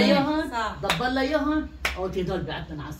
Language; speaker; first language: Arabic; native; Arabic